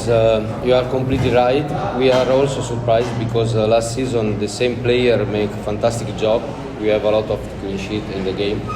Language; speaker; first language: English; non-native, learner; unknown